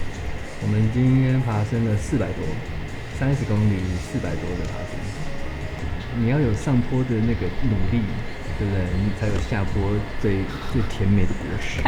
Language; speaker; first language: Chinese; native; Chinese